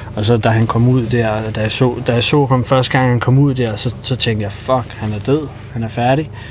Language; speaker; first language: Danish; early bilingual, other home language; Albanian